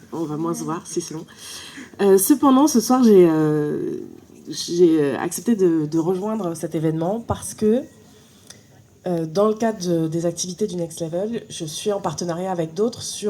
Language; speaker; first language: French; native; French